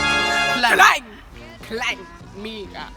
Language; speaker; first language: German; non-native, local second language; Luxembourgish